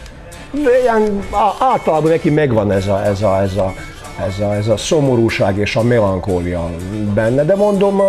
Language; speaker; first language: Hungarian; non-native, local second language; Serbian